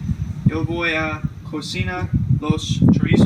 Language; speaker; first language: Spanish; non-native, learner; English